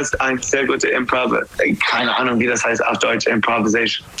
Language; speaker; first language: German; non-native, learner; English